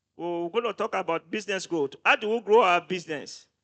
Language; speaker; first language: English; non-native, local second language; Yoruba